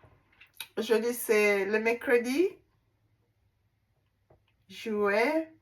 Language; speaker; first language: French; non-native, learner; Igbo